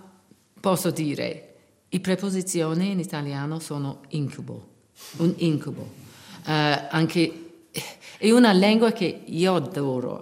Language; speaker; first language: Italian; non-native, learner; English